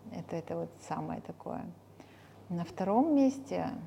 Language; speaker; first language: Russian; early bilingual, other home language; Armenian